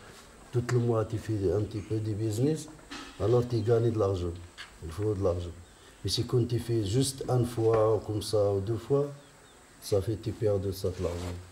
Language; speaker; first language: French; non-native, learner; Riffian